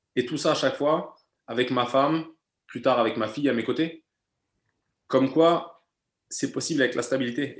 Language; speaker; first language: French; native; French